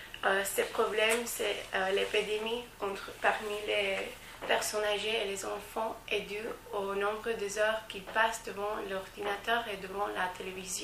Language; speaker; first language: French; non-native, fluent; English